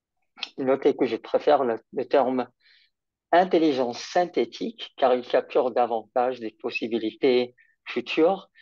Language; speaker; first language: French; non-native, fluent; English